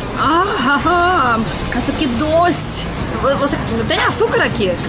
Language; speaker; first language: Portuguese; non-native, learner; Russian